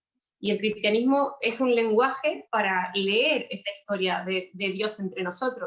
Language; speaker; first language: Spanish; native; Spanish